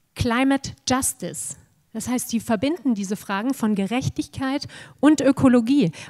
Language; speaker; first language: German; native; German